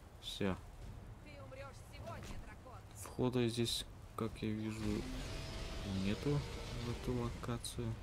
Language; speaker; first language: Russian; native; Russian